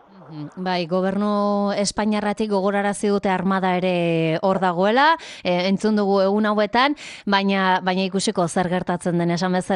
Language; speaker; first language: Basque; native; Basque